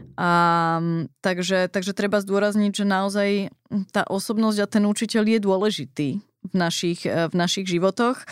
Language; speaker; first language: Slovak; early bilingual, heritage; Slovak